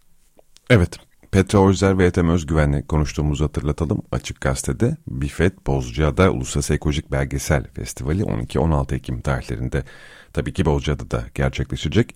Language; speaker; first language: Turkish; native; Turkish